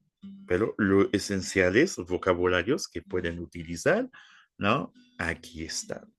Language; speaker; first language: Spanish; non-native, fluent; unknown